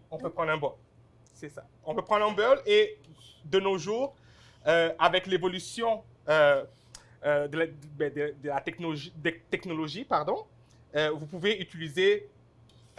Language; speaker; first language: French; non-native, local second language; Wolof